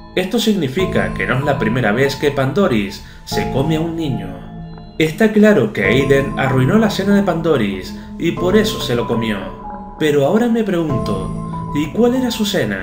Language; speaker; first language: Spanish; native; Spanish